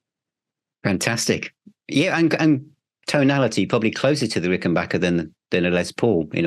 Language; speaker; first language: English; native; English